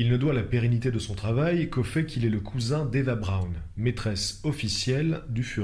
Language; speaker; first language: French; native; French